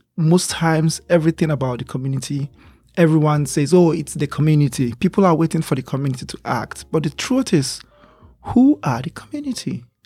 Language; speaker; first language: English; non-native, local second language; Igbo